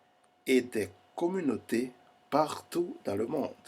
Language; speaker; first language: French; non-native, fluent; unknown